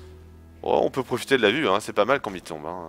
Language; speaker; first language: French; native; French